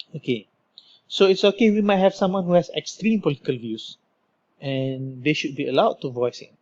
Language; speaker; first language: English; non-native, local second language; Malay